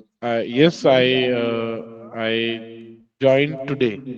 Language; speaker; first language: English; non-native, local second language; Hindi